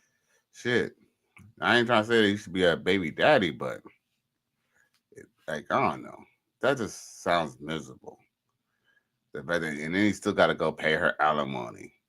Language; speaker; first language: English; native; English